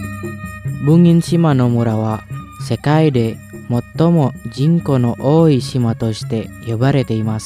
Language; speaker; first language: Japanese; non-native, fluent; Indonesian